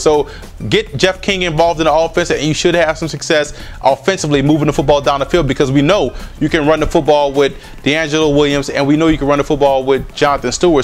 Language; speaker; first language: English; native; English